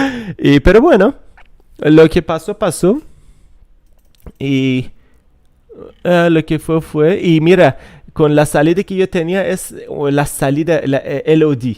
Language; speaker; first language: Spanish; non-native, fluent; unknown